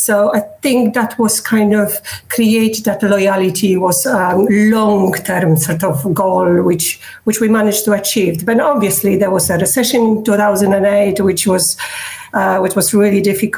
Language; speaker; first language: English; non-native, fluent; Polish